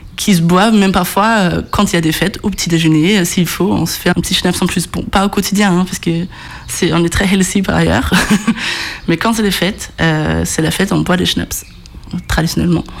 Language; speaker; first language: French; non-native, fluent; Danish